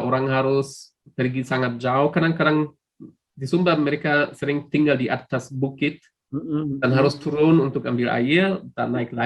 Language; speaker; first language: Indonesian; non-native, fluent; German